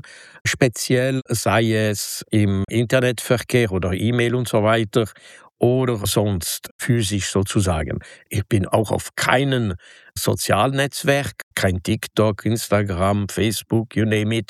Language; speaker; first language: German; non-native, local second language; French